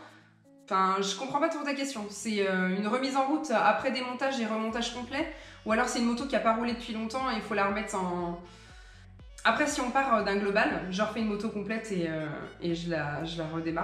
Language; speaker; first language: French; native; French